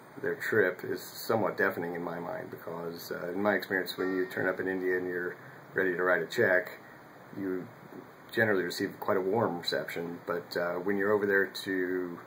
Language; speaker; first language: English; native; English